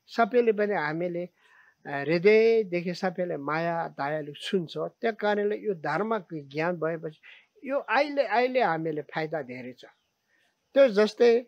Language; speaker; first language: Nepali; non-native, local second language; Tibetan